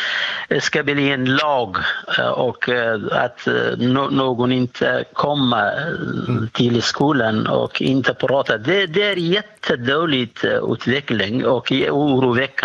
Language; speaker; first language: Swedish; non-native, fluent; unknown